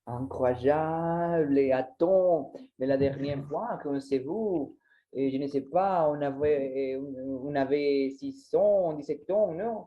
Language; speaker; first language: French; non-native, learner; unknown